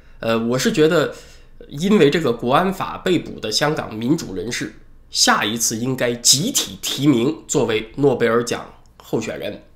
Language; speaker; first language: Chinese; native; Chinese